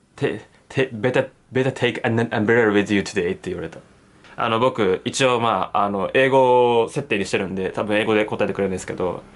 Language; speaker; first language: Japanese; native; Japanese